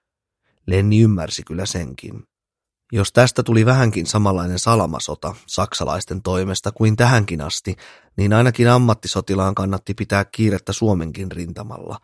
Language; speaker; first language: Finnish; native; Finnish